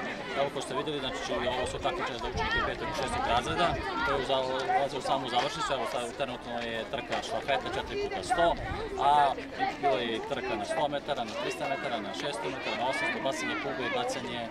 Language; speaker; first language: Serbian; native; Serbian